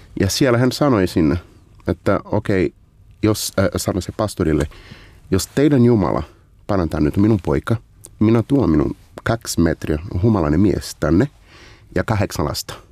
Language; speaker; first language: Finnish; non-native, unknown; Portuguese